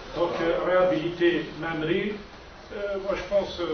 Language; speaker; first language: French; non-native, local second language; Kabyle